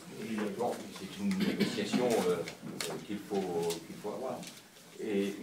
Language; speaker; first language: French; native; French